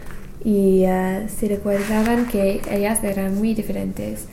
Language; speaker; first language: Spanish; non-native, learner; English